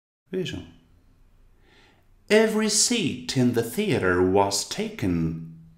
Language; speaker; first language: English; non-native, fluent; Portuguese